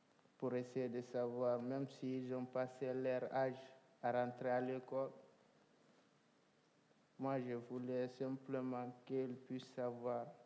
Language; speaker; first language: French; non-native, local second language; Fula